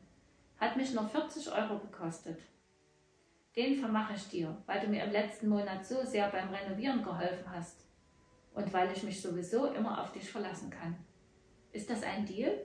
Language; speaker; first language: German; native; German